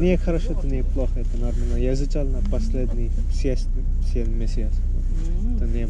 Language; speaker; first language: Russian; non-native, learner; Tamil